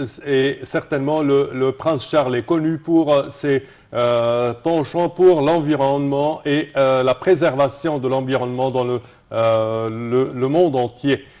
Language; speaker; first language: French; non-native, fluent; Arabic